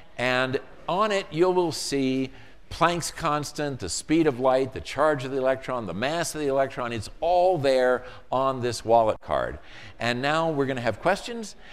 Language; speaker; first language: English; native; English